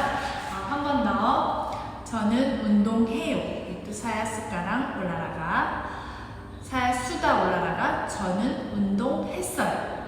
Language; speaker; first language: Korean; non-native, fluent; Indonesian